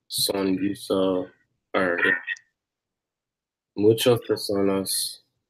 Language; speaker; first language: Spanish; non-native, learner; English